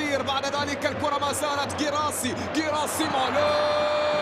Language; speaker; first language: Arabic; native; Arabic